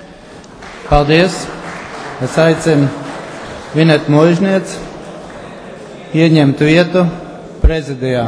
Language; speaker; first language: Latvian; native; Latvian